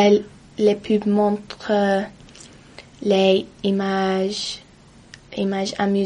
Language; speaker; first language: French; non-native, learner; English